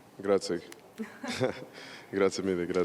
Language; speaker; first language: Italian; non-native, learner; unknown